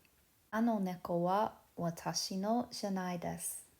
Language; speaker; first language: Japanese; non-native, fluent; English